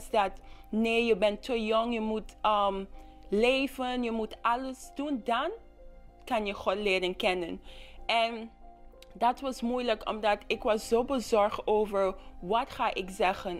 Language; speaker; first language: Dutch; non-native, local second language; English